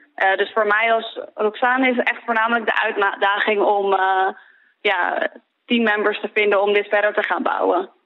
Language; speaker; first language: Dutch; early bilingual, other home language; Greek